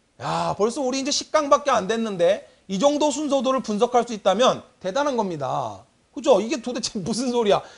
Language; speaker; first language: Korean; native; Korean